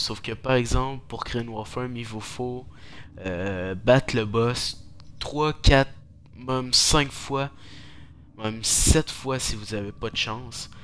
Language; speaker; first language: French; native; French